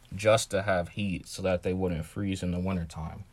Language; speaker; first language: English; native; English